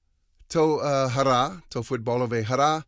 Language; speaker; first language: Czech; non-native, learner; English